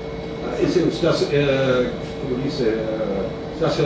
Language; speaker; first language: Portuguese; non-native, fluent; German